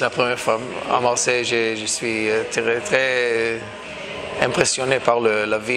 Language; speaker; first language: French; non-native, fluent; Hebrew